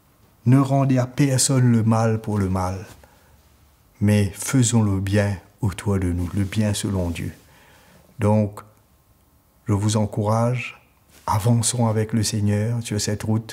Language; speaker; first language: French; native; French